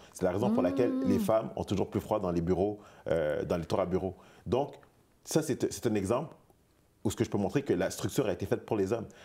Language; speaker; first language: French; native; French